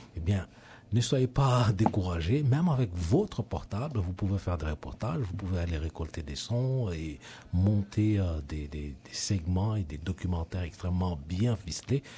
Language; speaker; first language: French; native; French